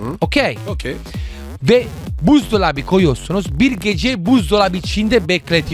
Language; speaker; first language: Turkish; non-native, learner; Italian